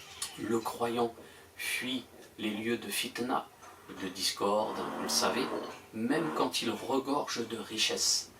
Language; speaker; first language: French; native; French